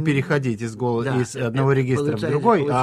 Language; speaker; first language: Russian; native; Russian